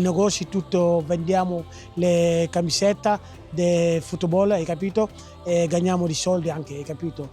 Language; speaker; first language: Italian; non-native, learner; Portuguese